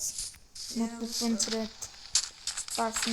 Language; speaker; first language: Kazakh; native; Kazakh